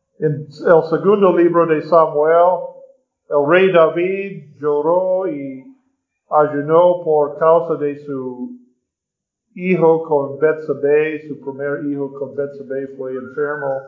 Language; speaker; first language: Spanish; non-native, learner; English